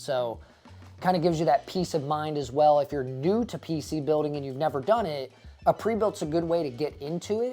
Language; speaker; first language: English; native; English